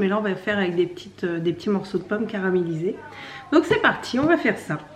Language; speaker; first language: French; native; French